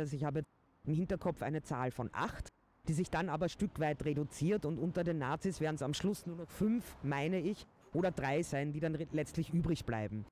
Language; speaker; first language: German; native; German